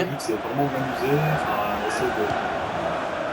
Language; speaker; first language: French; native; French